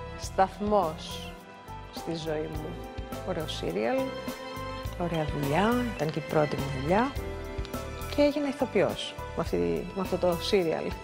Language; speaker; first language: Greek; native; Greek